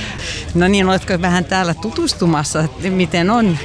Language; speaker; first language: Finnish; non-native, local second language; Swedish